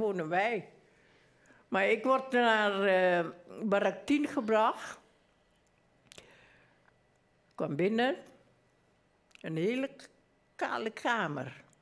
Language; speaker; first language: Dutch; early bilingual, other home language; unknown